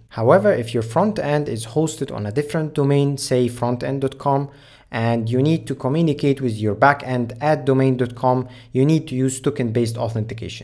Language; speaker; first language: English; non-native, fluent; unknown